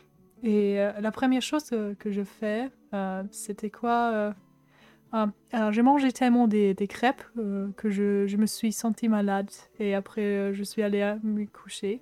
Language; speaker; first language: French; non-native, fluent; German